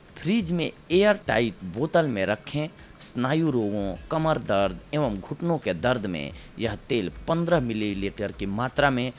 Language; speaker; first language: Hindi; native; Hindi